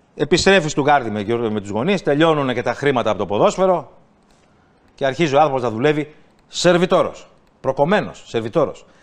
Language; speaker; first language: Greek; native; Greek